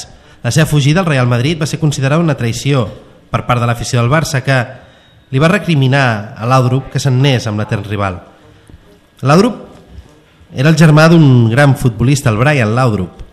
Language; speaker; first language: Catalan; native; Catalan